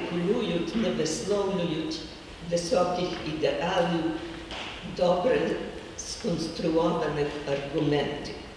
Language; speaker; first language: Ukrainian; early bilingual, heritage; Ukrainian